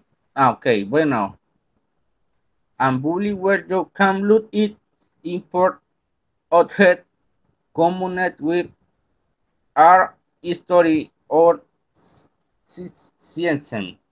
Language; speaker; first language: English; non-native, learner; Spanish